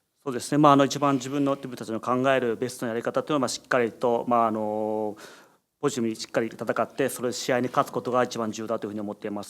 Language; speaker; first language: Japanese; native; Japanese